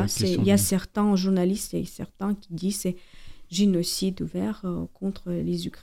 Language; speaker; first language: French; non-native, fluent; Ukrainian